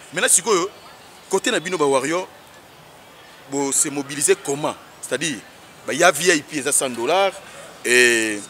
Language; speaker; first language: Lingala; native; Lingala